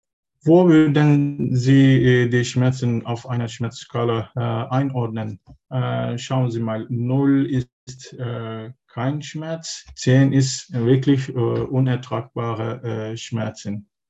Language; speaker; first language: German; non-native, learner; Turkish